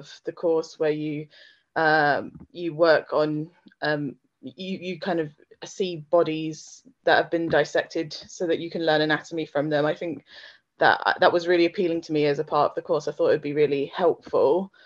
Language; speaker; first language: English; native; English